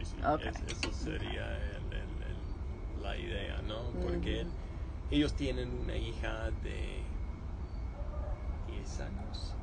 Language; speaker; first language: Spanish; non-native, fluent; English